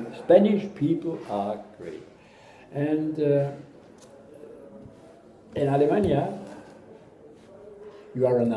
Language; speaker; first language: English; non-native, learner; German